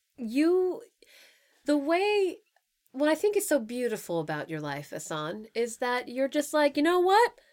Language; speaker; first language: English; native; English